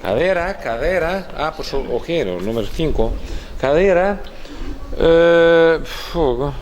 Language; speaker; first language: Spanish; non-native, learner; Portuguese